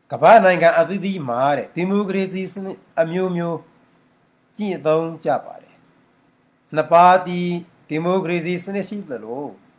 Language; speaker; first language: Burmese; non-native, local second language; Mon